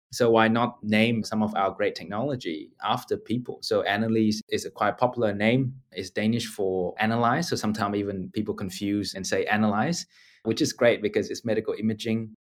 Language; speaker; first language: English; non-native, fluent; Vietnamese